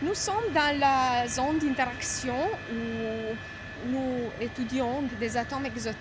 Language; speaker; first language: French; non-native, fluent; Romanian